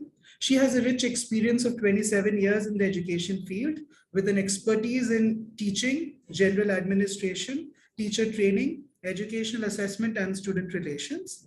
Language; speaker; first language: English; non-native, local second language; Hindi